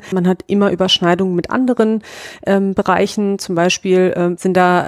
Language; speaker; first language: German; native; German